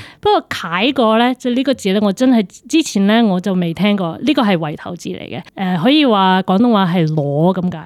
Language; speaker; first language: Cantonese; early bilingual, heritage; Cantonese